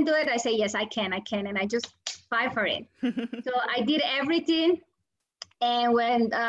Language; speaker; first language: English; non-native, learner; Spanish